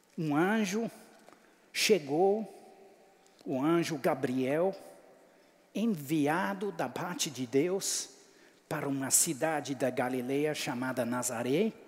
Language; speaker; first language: Portuguese; non-native, fluent; English